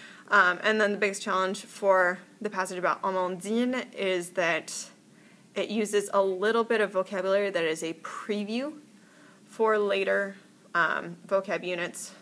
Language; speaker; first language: English; native; English